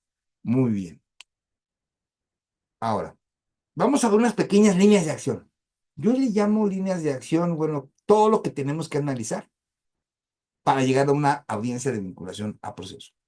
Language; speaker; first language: Spanish; native; Spanish